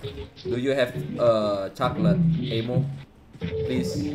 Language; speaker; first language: English; non-native, learner; Indonesian